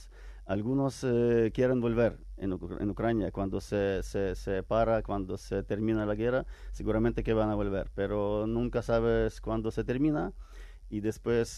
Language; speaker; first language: Spanish; non-native, fluent; Ukrainian